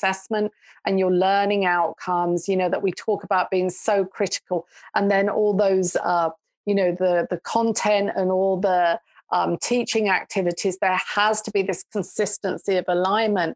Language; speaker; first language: English; native; English